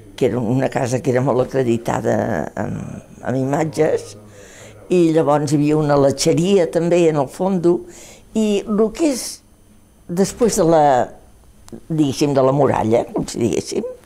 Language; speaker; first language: Catalan; native; Catalan